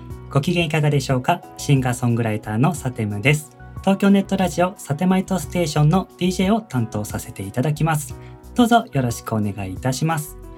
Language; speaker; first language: Japanese; native; Japanese